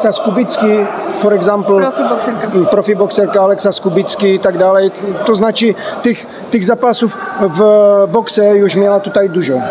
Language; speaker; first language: Polish; non-native, learner; Czech